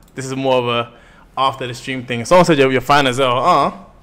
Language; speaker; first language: English; native; English